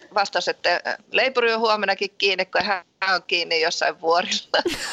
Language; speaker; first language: Finnish; early bilingual, heritage; Finnish